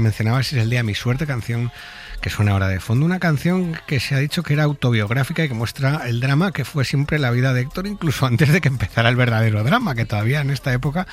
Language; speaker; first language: Spanish; native; Spanish